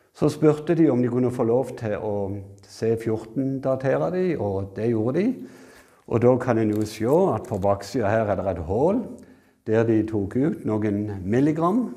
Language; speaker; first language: Norwegian; native; Norwegian